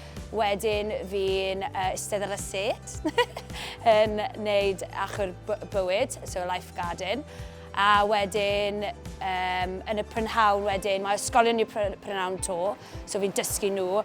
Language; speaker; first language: Welsh; native; Welsh